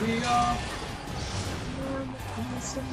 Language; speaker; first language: English; non-native, learner; Vietnamese